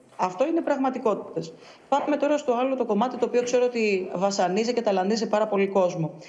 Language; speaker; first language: Greek; native; Greek